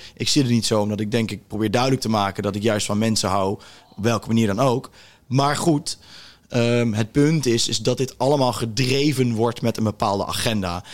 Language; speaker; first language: Dutch; native; Dutch